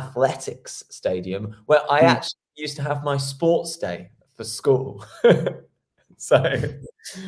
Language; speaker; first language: English; native; English